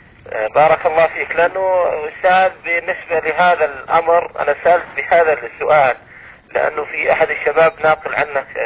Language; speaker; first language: Arabic; native; Arabic